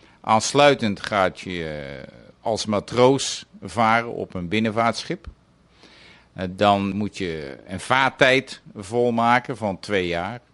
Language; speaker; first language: Dutch; native; Dutch